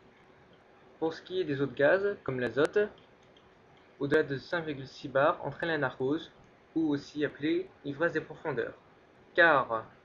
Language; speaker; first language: French; native; French